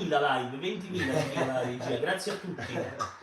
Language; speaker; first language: Italian; native; Italian